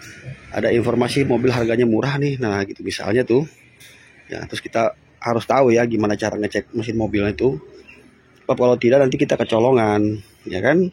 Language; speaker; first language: Indonesian; native; Indonesian